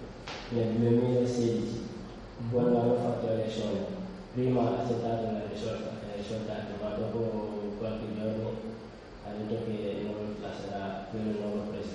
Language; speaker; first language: Italian; non-native, learner; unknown